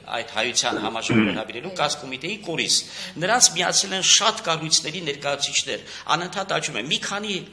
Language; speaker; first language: Armenian; native; Armenian